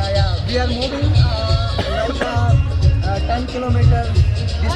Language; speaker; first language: English; non-native, learner; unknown